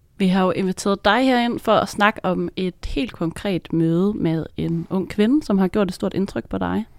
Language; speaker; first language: Danish; native; Danish